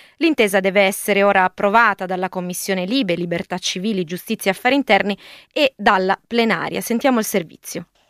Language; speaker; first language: Italian; native; Italian